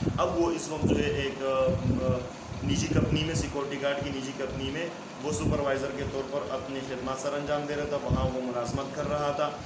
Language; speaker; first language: Urdu; non-native, local second language; Pashto